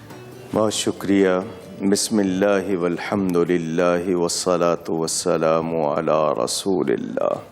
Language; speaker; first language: Urdu; native; Urdu